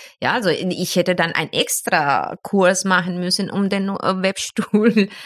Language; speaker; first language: German; non-native, fluent; Spanish